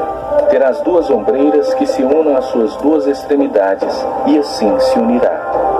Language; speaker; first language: Portuguese; native; Portuguese